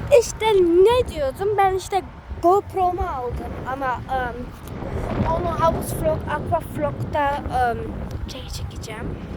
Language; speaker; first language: Turkish; early bilingual, heritage; Turkish